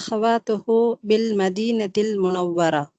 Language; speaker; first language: Arabic; non-native, learner; Tamil